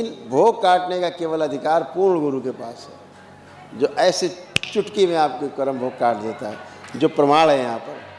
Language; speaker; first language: Hindi; native; Hindi